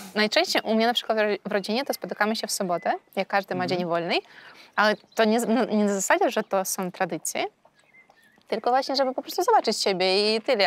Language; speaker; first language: Polish; non-native, fluent; Russian